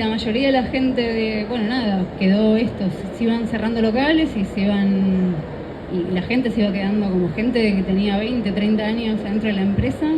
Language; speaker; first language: Spanish; native; Spanish